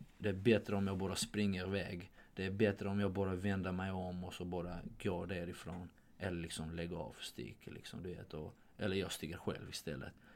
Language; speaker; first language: Swedish; non-native, fluent; Georgian